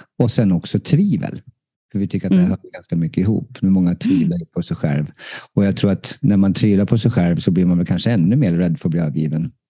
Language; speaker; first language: Swedish; native; Swedish